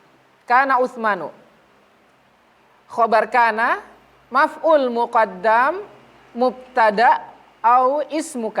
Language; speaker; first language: Arabic; non-native, fluent; Indonesian